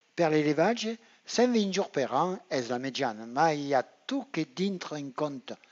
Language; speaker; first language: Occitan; native; Occitan